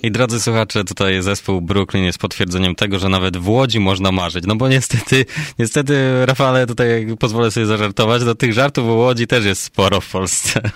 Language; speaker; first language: Polish; native; Polish